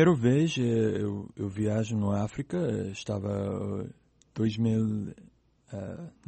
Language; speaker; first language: Portuguese; non-native, learner; English